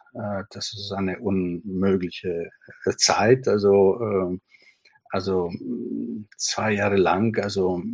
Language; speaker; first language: German; non-native, fluent; Italian